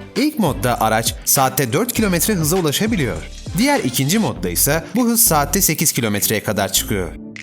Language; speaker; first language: Turkish; native; Turkish